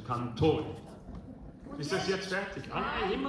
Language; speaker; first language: German; non-native, local second language; French